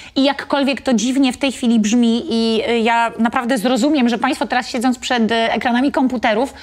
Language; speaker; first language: Polish; native; Polish